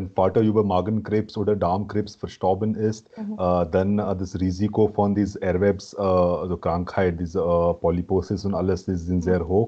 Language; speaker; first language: German; non-native, fluent; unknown